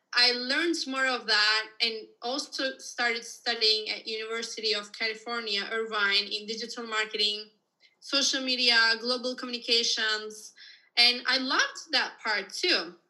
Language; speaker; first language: English; non-native, fluent; Turkish